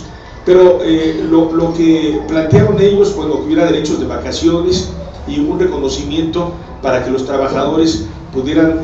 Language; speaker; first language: Spanish; native; Spanish